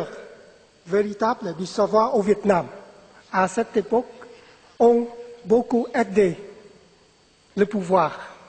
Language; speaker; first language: French; non-native, fluent; Vietnamese